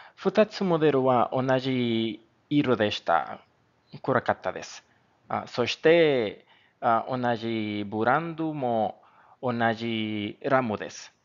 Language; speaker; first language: Japanese; non-native, learner; Spanish